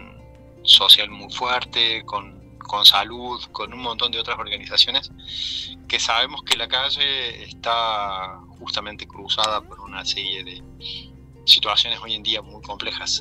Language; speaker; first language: Spanish; native; Spanish